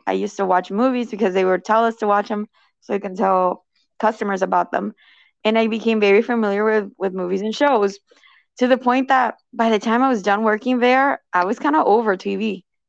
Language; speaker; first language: English; early bilingual, other home language; Spanish